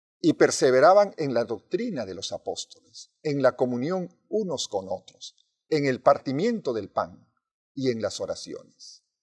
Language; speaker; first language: Spanish; native; Spanish